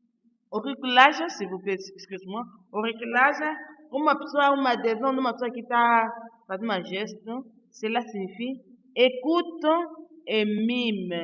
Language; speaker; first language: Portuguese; non-native, learner; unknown